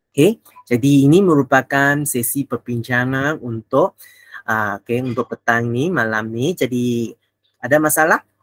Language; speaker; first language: Malay; non-native, local second language; Chinese